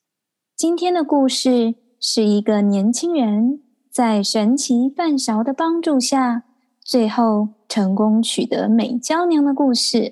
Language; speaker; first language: Chinese; native; Chinese